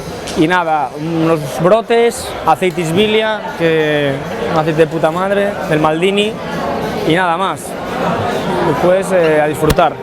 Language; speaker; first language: Spanish; native; Spanish